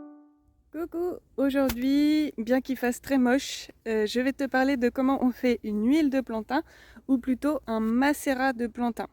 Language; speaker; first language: French; native; French